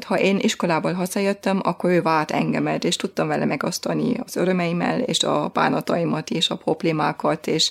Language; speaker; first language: Hungarian; non-native, fluent; German